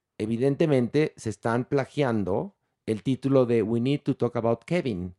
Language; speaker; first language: Spanish; native; Spanish